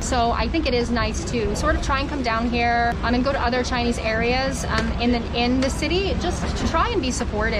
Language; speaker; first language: English; native; English